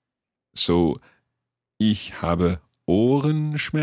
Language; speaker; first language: German; non-native, learner; English